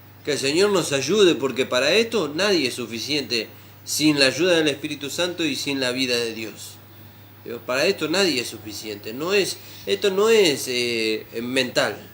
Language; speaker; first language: Spanish; native; Spanish